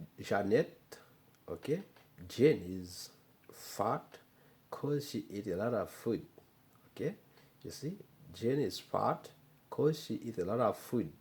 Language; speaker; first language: English; non-native, learner; Haitian Creole